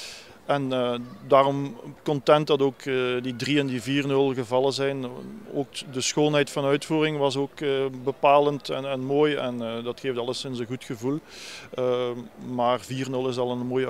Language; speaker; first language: Dutch; native; Dutch